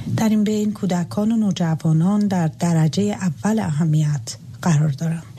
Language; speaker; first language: Persian; native; Persian